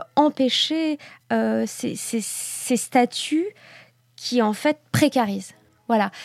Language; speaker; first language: French; native; French